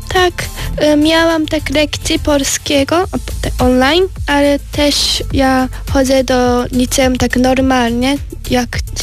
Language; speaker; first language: Polish; non-native, learner; Japanese